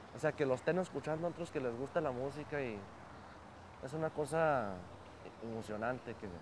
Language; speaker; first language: Spanish; early bilingual, heritage; Spanish